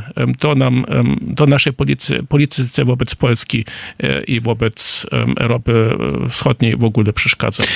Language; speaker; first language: Polish; non-native, fluent; German